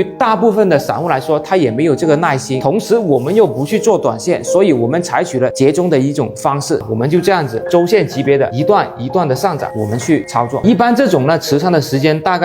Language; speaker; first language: Chinese; native; Chinese